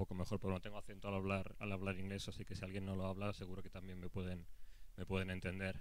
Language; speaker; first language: Spanish; native; Spanish